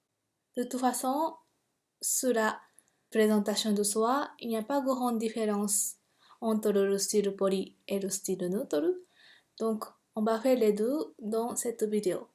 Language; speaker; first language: French; non-native, fluent; Japanese